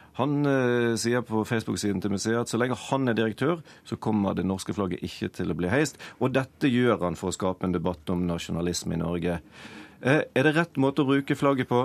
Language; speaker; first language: Norwegian; native; Norwegian